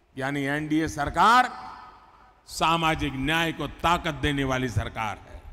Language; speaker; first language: Hindi; non-native, local second language; Gujarati